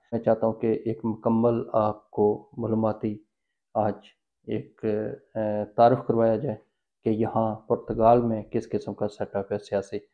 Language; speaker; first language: Urdu; native; Urdu